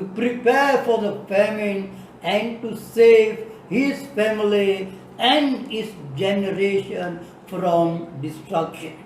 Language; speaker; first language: English; non-native, local second language; Tamil